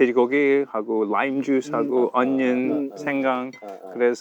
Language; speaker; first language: Korean; early bilingual, heritage; English